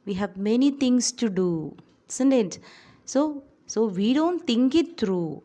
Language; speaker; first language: English; non-native, local second language; Malayalam